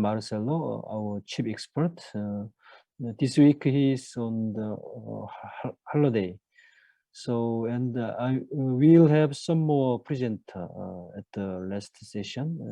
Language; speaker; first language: English; non-native, fluent; Korean